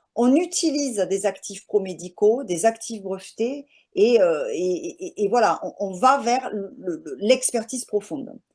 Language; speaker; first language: French; native; French